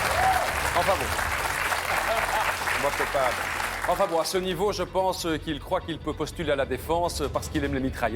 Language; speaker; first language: French; native; French